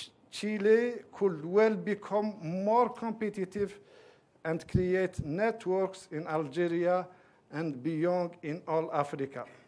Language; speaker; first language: English; non-native, fluent; Arabic